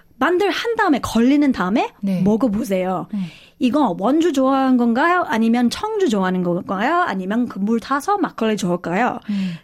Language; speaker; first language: Korean; non-native, fluent; English